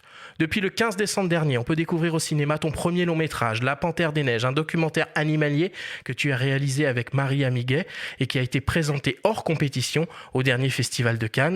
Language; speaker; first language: French; native; French